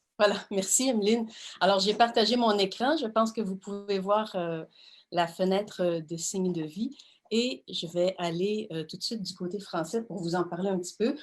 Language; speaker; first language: French; native; French